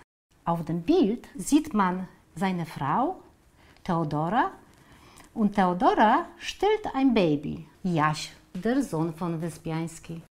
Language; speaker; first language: German; non-native, fluent; Polish